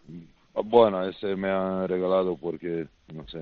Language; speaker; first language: Spanish; non-native, fluent; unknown